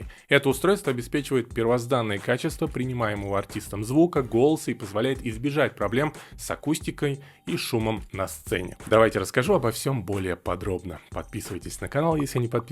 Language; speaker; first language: Russian; native; Russian